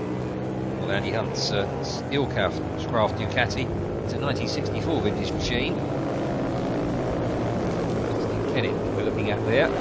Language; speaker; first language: English; native; English